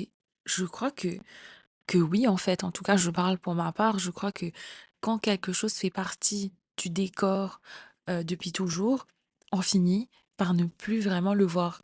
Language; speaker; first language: French; native; French